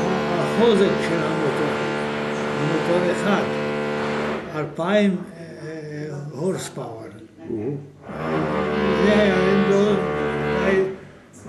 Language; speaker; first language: Hebrew; non-native, fluent; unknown